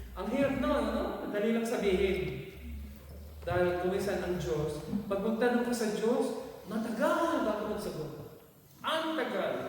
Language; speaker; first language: Filipino; native; Filipino